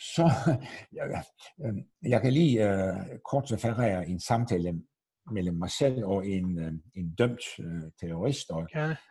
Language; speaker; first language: Danish; non-native, fluent; Turkish